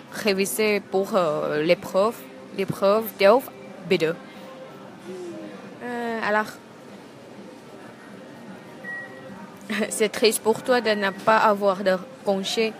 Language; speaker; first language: French; non-native, learner; Thai